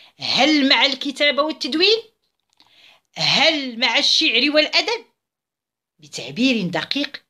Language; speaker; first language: Arabic; native; Arabic